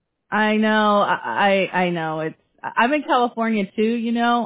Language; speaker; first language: English; early bilingual, other home language; Spanish